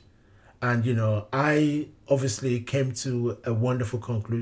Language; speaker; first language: English; non-native, local second language; Yoruba